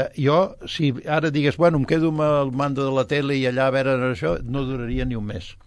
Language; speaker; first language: Catalan; native; Catalan